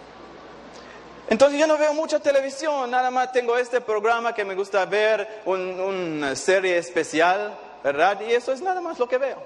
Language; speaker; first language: Spanish; non-native, fluent; English